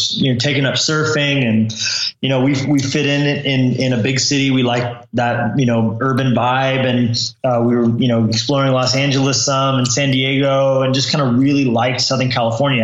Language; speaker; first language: English; native; English